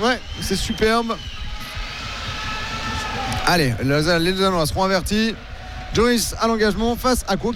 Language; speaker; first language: French; native; French